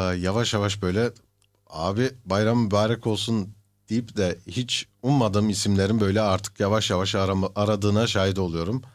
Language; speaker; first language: Turkish; early bilingual, heritage; Turkish